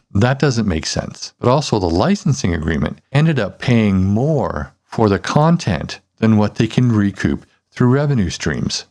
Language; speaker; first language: English; native; English